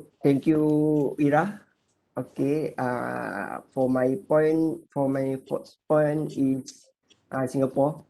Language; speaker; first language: English; non-native, learner; Malay